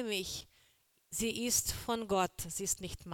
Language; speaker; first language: German; non-native, learner; Portuguese